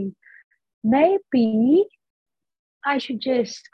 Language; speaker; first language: English; non-native, fluent; Dutch